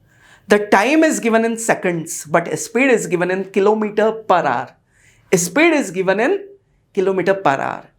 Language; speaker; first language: English; non-native, local second language; Hindi